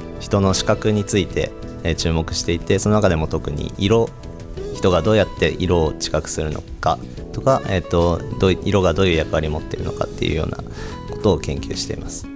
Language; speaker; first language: Japanese; native; Japanese